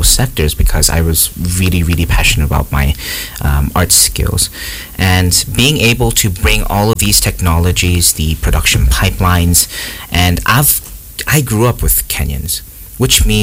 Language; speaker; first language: English; non-native, local second language; Korean